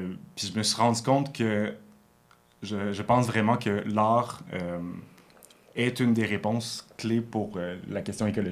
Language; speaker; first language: French; native; French